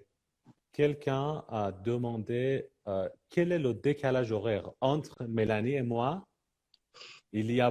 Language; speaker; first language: French; non-native, fluent; Persian